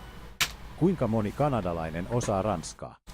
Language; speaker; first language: Finnish; non-native, learner; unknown